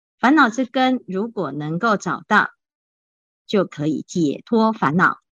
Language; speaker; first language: Chinese; native; Chinese